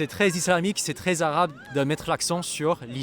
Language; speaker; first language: French; non-native, fluent; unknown